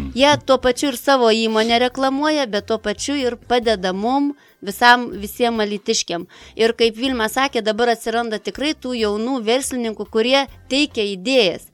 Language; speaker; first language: Lithuanian; native; Lithuanian